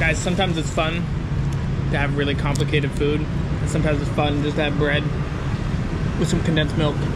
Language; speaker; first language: English; native; English